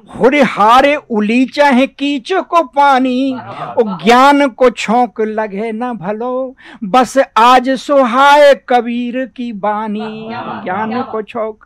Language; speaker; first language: Hindi; native; Hindi